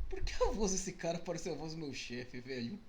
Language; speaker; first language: Portuguese; native; Portuguese